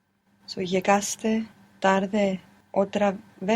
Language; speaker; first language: Spanish; non-native, learner; English